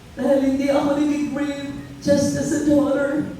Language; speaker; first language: English; non-native, local second language; Filipino